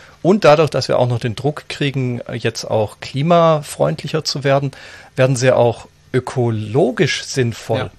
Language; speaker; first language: German; native; German